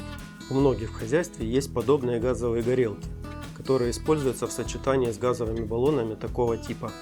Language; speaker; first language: Russian; native; Russian